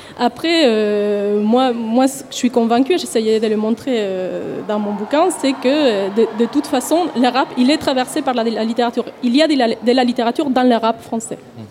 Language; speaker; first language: French; non-native, fluent; Spanish